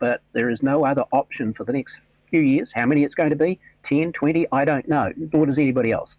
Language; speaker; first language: English; native; English